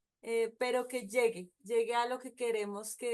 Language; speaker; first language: Spanish; native; Spanish